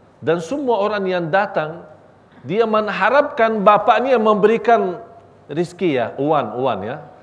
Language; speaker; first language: Malay; non-native, fluent; Arabic